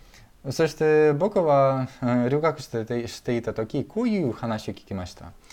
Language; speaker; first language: Japanese; non-native, fluent; Russian